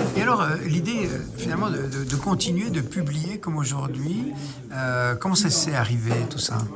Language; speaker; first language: French; native; French